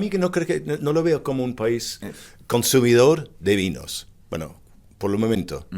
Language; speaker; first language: Spanish; non-native, fluent; English